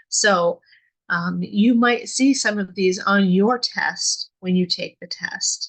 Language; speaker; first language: English; native; English